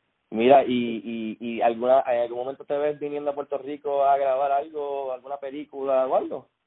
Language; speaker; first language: Spanish; native; Spanish